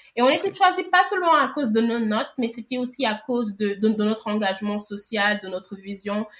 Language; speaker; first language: French; non-native, local second language; Wolof